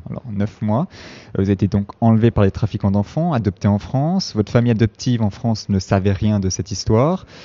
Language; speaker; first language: French; native; French